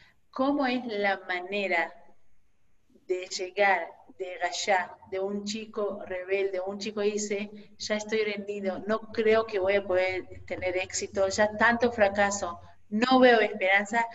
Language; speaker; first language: Spanish; non-native, fluent; Hebrew